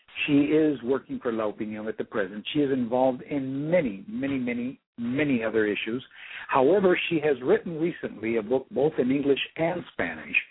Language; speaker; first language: English; early bilingual, other home language; Spanish